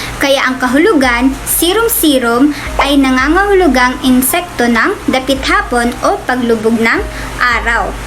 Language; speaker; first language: Filipino; non-native, local second language; Cebuano